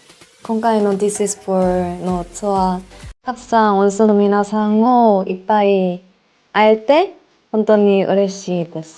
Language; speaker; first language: Japanese; non-native, learner; Korean